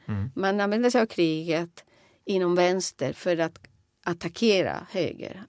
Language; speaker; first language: Swedish; non-native, fluent; Spanish